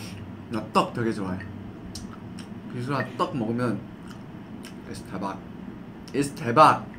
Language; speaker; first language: Korean; non-native, fluent; English